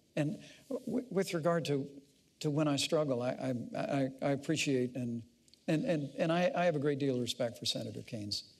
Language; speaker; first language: English; native; English